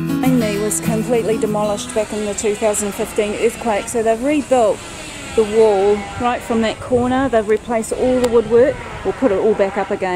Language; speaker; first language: English; native; English